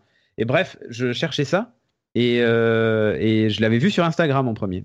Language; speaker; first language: French; native; French